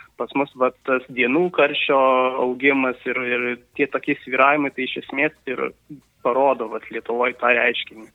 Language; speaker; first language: Lithuanian; native; Lithuanian